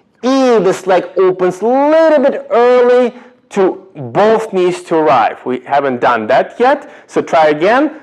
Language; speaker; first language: English; non-native, fluent; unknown